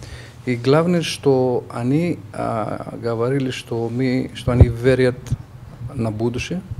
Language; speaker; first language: Russian; non-native, fluent; Greek